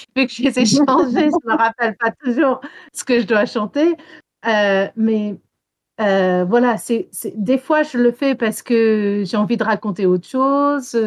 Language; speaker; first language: French; non-native, fluent; English